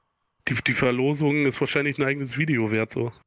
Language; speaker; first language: German; native; German